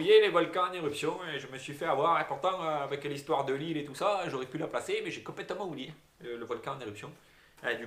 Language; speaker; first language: French; native; French